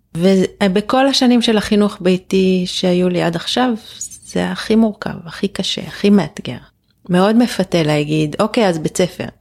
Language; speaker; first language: Hebrew; native; Hebrew